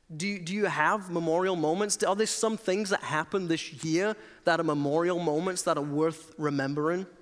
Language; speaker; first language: English; native; English